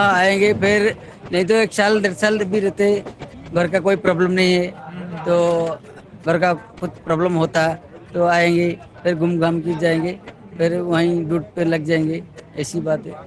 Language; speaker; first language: Hindi; non-native, local second language; Odia